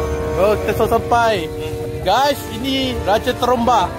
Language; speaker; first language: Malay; non-native, local second language; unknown